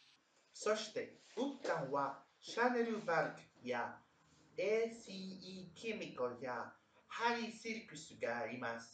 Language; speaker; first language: Japanese; non-native, learner; Spanish